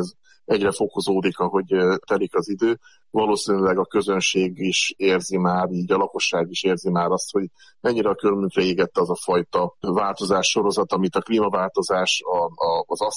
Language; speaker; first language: Hungarian; native; Hungarian